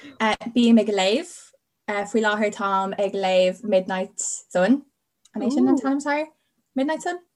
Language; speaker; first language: Irish; non-native, local second language; English